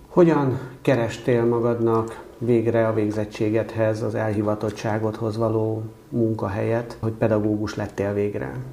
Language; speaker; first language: Hungarian; native; Hungarian